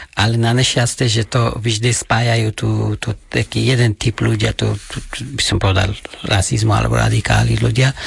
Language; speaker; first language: Slovak; non-native, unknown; Persian